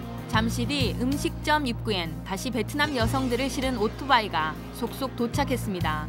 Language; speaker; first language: Korean; native; Korean